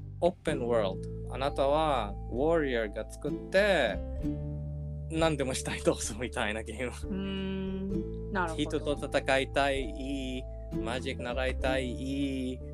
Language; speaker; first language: Japanese; non-native, learner; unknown